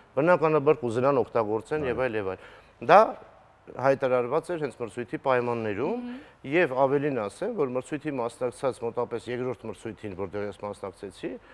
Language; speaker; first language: Armenian; native; Armenian